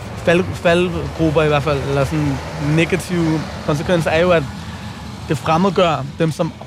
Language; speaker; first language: Danish; early bilingual, other home language; Persian